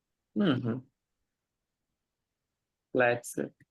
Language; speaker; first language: German; non-native, fluent; Portuguese